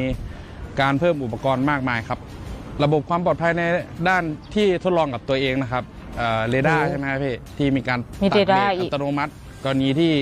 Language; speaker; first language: Thai; native; Thai